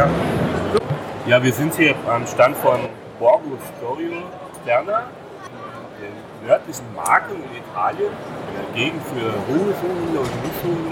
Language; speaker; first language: German; native; German